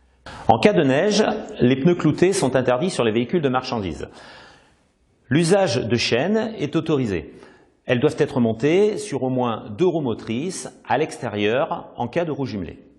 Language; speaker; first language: French; native; French